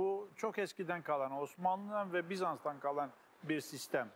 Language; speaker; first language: Turkish; non-native, local second language; Greek